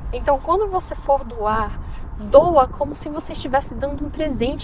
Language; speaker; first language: Portuguese; native; Portuguese